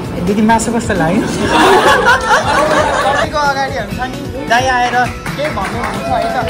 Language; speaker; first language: Nepali; native; Nepali